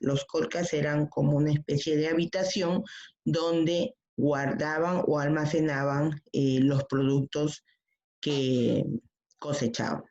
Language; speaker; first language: Spanish; native; Spanish